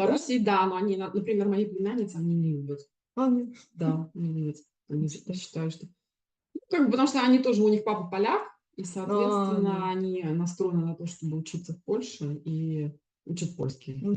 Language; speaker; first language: Russian; native; Russian